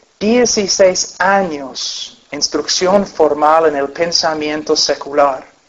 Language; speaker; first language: Spanish; non-native, fluent; English